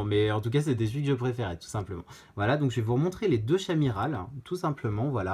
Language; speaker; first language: French; native; French